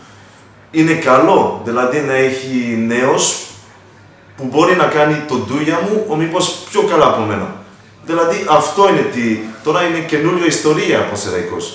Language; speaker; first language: Greek; non-native, learner; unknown